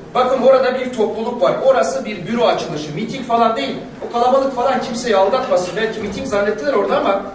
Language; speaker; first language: Turkish; non-native, local second language; Kurdish